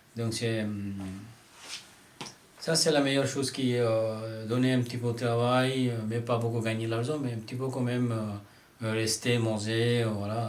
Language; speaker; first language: French; non-native, learner; Bangla